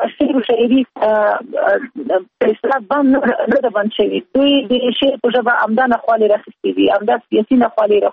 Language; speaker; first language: Pashto; native; Pashto